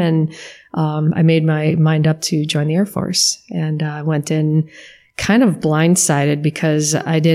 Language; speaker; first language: English; native; English